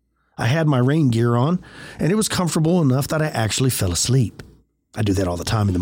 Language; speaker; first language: English; native; English